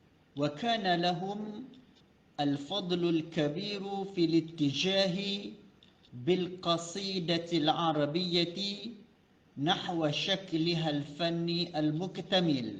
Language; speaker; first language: Arabic; non-native, fluent; Malay